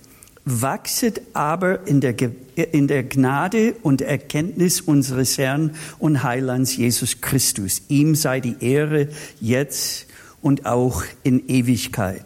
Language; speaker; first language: German; non-native, fluent; English